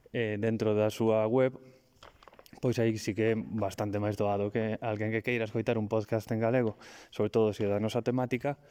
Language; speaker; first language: Galician; native; Galician